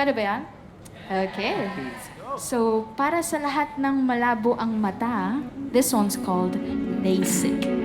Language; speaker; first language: Filipino; native; Filipino